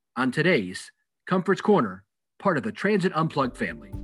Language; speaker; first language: English; native; English